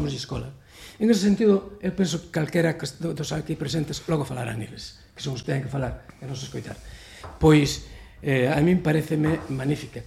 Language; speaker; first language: Galician; native; Galician